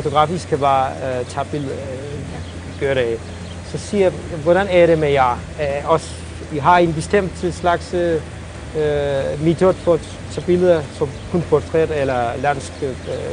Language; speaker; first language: Danish; non-native, fluent; Central Kurdish